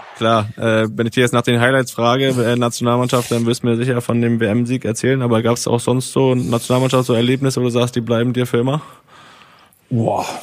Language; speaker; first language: German; native; German